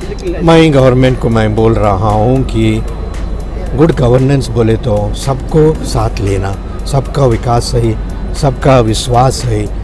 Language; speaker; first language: Hindi; non-native, local second language; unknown